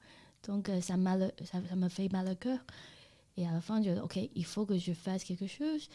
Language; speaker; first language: French; non-native, learner; Chinese